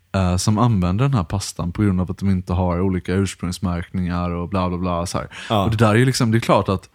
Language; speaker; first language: Swedish; early bilingual, other home language; Italian